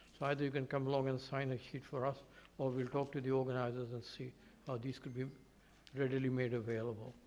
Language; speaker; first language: English; native; English